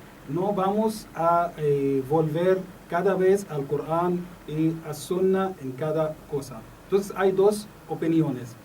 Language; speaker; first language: Spanish; non-native, learner; Arabic